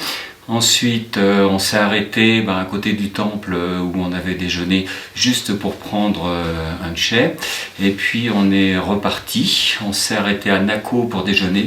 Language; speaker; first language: French; native; French